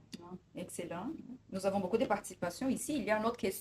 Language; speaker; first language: French; non-native, fluent; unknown